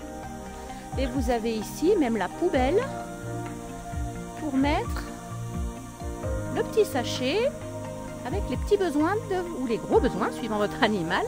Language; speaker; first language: French; native; French